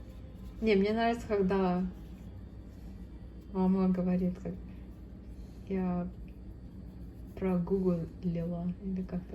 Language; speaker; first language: Russian; early bilingual, heritage; English